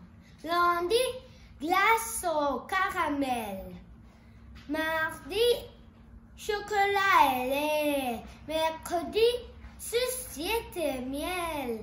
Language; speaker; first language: French; non-native, learner; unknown